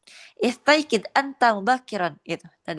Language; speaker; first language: Arabic; non-native, learner; Indonesian